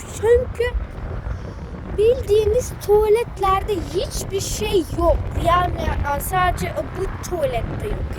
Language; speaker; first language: Turkish; early bilingual, heritage; Turkish